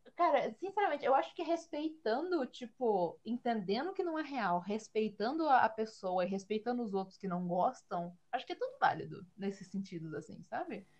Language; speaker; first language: Portuguese; native; Portuguese